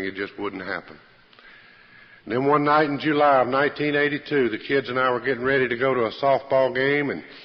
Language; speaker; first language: English; native; English